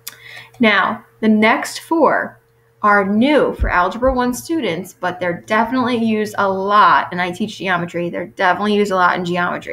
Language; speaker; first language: English; native; English